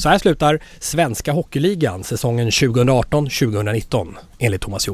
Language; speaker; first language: Swedish; native; Swedish